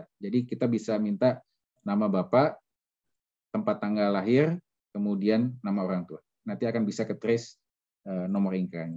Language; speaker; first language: Indonesian; native; Indonesian